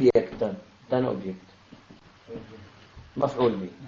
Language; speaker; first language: German; non-native, fluent; Arabic